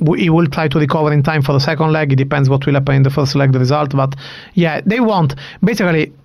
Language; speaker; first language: English; non-native, fluent; Italian